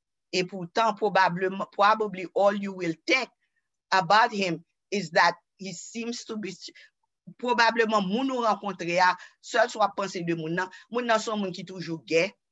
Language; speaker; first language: English; non-native, fluent; Haitian Creole